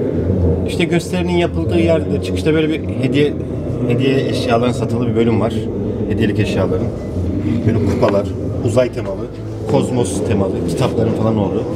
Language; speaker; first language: Turkish; native; Turkish